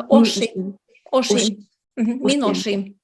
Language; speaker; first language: Japanese; non-native, fluent; Tatar